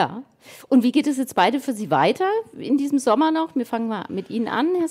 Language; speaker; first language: German; native; German